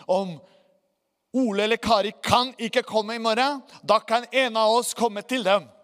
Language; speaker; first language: Norwegian; non-native, fluent; Spanish